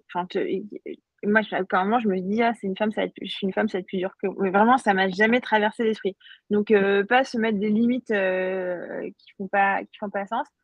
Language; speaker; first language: French; native; French